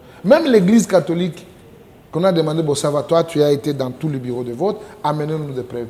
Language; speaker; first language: French; non-native, local second language; Lingala